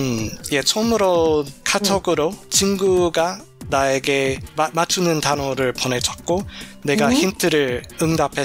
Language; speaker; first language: Korean; non-native, learner; English